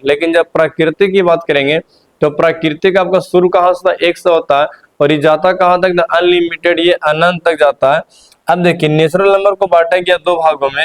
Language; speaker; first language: Hindi; native; Hindi